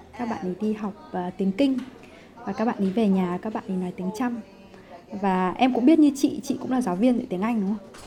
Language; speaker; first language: Vietnamese; native; Vietnamese